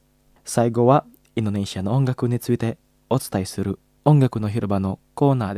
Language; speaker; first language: Japanese; non-native, fluent; Indonesian